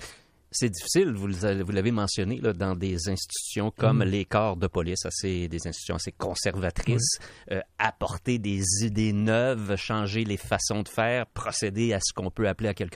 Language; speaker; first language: French; native; French